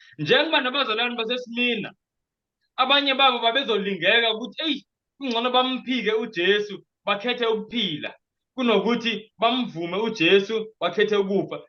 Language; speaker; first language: Zulu; native; Zulu